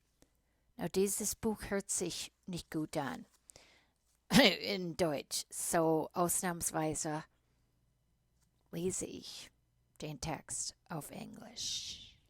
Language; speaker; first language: German; non-native, fluent; English